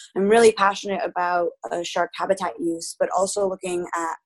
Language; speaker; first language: English; early bilingual, other home language; Spanish